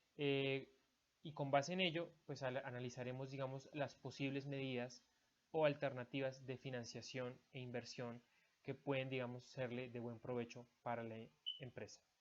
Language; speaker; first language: Spanish; native; Spanish